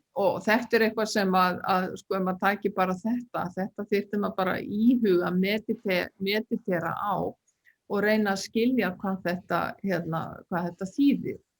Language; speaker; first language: Icelandic; native; Icelandic